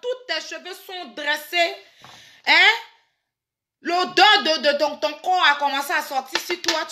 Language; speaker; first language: French; native; French